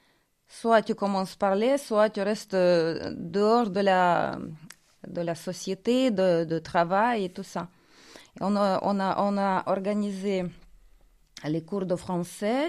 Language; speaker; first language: French; non-native, fluent; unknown